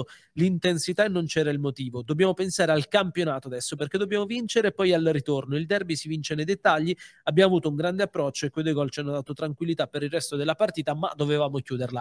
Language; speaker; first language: Italian; native; Italian